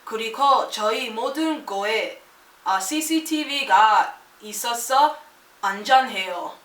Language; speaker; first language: Korean; non-native, learner; English